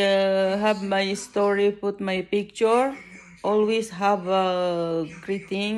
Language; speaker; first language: English; non-native, learner; Filipino